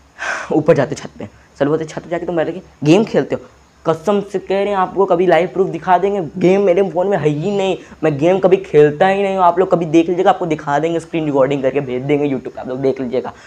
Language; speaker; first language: Hindi; native; Hindi